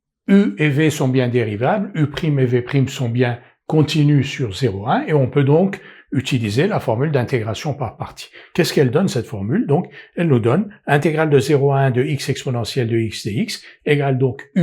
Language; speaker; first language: French; native; French